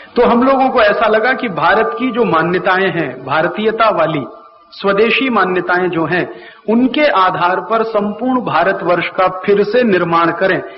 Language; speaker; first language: Hindi; native; Hindi